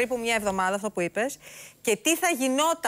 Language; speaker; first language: Greek; native; Greek